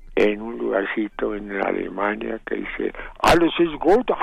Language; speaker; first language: Spanish; native; Spanish